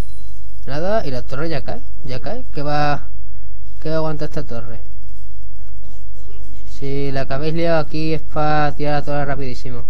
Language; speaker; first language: Spanish; native; Spanish